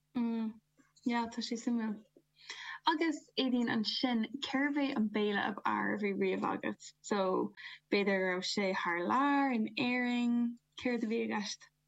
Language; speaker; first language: Irish; non-native, local second language; English